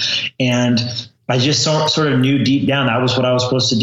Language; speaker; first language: English; native; English